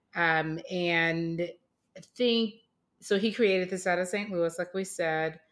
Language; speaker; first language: English; native; English